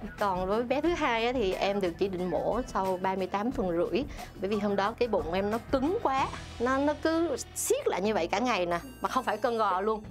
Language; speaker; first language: Vietnamese; native; Vietnamese